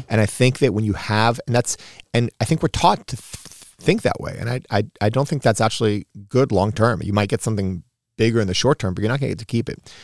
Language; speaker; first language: English; early bilingual, other home language; Spanish